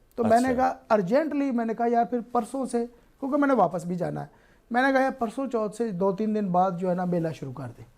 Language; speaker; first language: Urdu; non-native, local second language; Punjabi